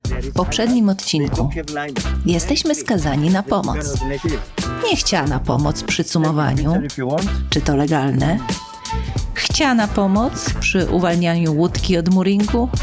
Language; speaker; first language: Polish; native; Polish